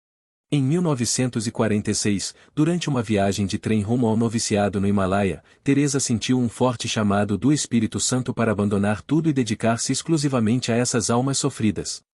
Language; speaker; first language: Portuguese; native; Portuguese